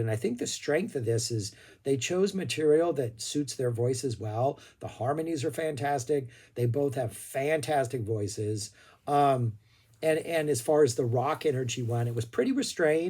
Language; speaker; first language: English; native; English